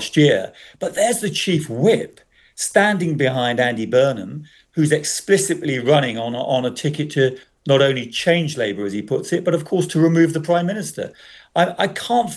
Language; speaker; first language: English; native; English